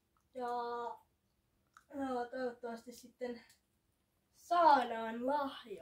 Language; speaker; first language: Finnish; native; Finnish